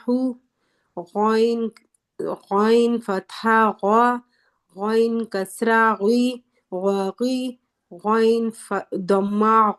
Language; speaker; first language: Arabic; non-native, learner; Urdu